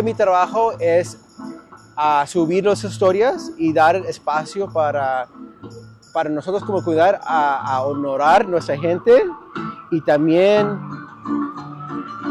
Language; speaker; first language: Spanish; early bilingual, heritage; Spanish